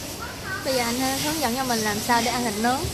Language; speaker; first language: Vietnamese; native; Vietnamese